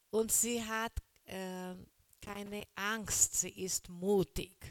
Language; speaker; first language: German; non-native, learner; Portuguese